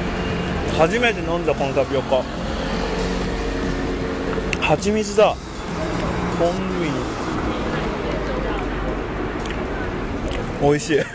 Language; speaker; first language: Japanese; native; Japanese